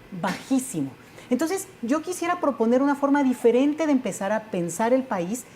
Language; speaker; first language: Spanish; native; Spanish